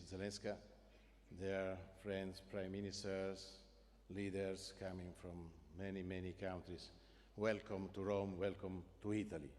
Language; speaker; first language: English; non-native, fluent; Italian